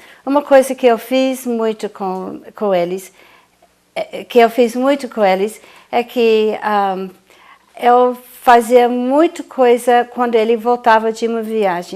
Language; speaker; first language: Portuguese; non-native, fluent; English